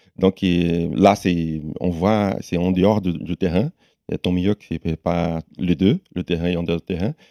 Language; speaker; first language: French; non-native, fluent; Portuguese